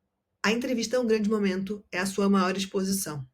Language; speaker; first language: Portuguese; native; Portuguese